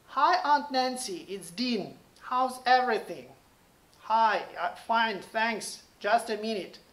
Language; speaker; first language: English; non-native, fluent; Ukrainian